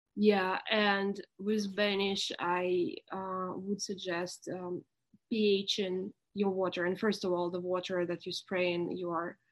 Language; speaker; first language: English; non-native, fluent; Russian